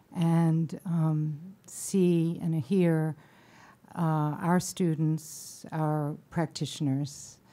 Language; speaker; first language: English; native; English